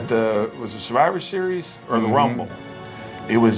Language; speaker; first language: English; native; English